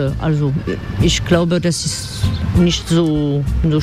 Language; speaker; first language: German; non-native, learner; French